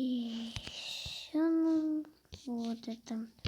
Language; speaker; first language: Russian; non-native, local second language; Kazakh